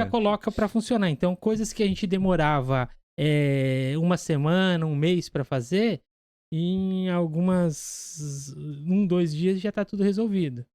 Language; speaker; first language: Portuguese; native; Portuguese